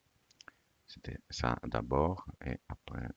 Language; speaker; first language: French; non-native, fluent; Italian